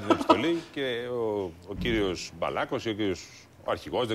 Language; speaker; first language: Greek; native; Greek